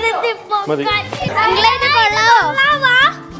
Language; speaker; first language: Malayalam; non-native, learner; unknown